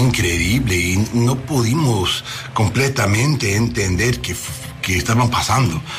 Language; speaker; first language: Spanish; non-native, learner; English